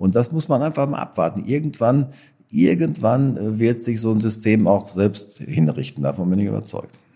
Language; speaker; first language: German; native; German